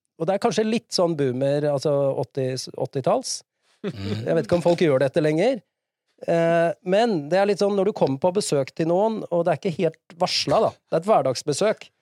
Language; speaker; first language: Norwegian; native; Norwegian